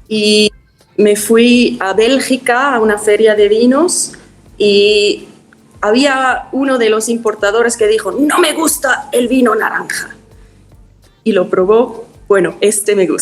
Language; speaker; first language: Spanish; non-native, fluent; German